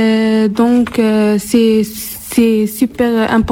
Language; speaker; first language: French; non-native, learner; Arabic